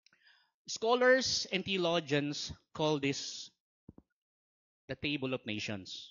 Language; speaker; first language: English; non-native, local second language; Filipino